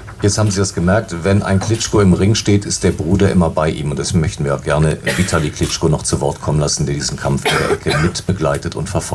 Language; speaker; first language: German; native; German